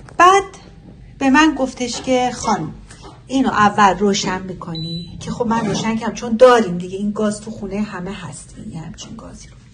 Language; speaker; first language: Persian; native; Persian